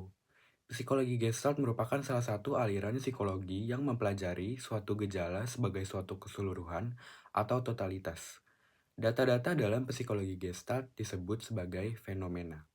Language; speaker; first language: Indonesian; native; Indonesian